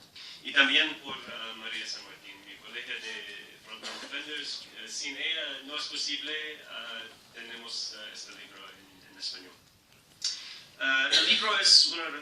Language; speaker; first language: Spanish; non-native, learner; English